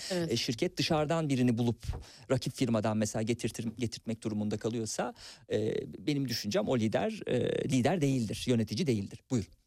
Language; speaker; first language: Turkish; native; Turkish